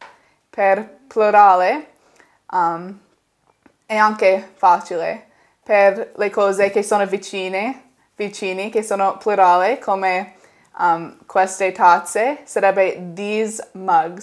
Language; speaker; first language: Italian; non-native, fluent; English